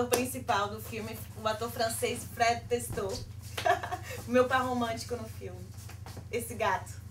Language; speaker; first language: French; non-native, learner; Portuguese